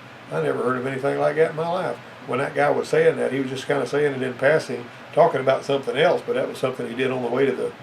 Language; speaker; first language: English; native; English